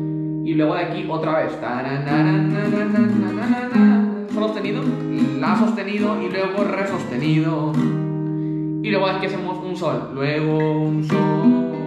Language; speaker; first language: Spanish; native; Spanish